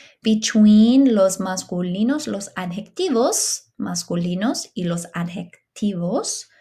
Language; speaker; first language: Spanish; non-native, fluent; English